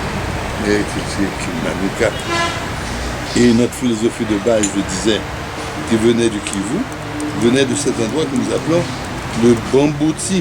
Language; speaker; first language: French; non-native, local second language; Haitian Creole